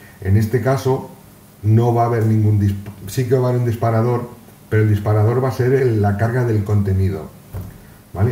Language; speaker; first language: Spanish; native; Spanish